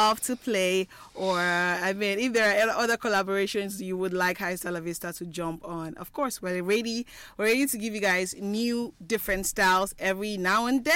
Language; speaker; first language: English; non-native, local second language; Igbo